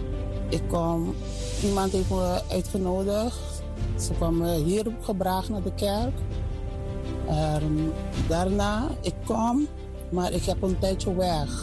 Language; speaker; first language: Dutch; non-native, learner; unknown